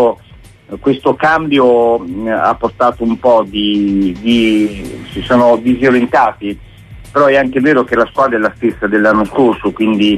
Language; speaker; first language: Italian; native; Italian